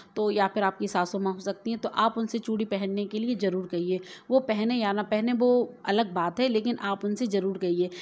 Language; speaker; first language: Hindi; native; Hindi